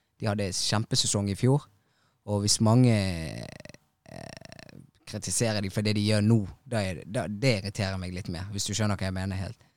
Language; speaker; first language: Norwegian; early bilingual, other home language; Tigrinya